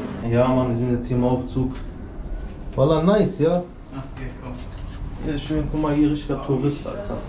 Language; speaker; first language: German; early bilingual, other home language; Turkish